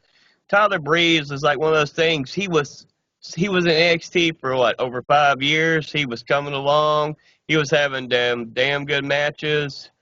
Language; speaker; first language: English; native; English